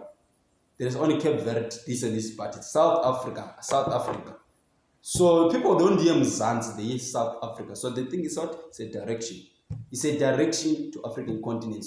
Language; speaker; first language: English; non-native, local second language; Zulu